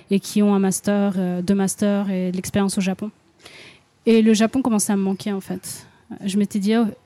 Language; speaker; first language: French; native; French